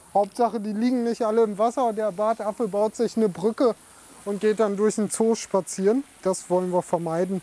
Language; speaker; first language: German; native; German